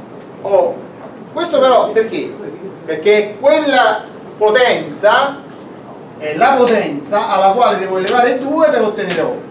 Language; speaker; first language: Italian; native; Italian